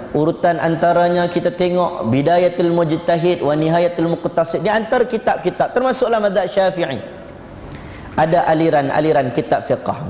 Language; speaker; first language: Malay; native; Malay